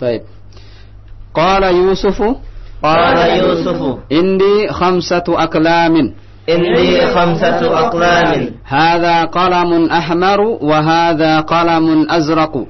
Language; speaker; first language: Arabic; non-native, fluent; Indonesian